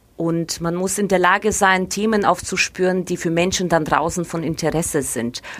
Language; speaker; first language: German; non-native, fluent; Ukrainian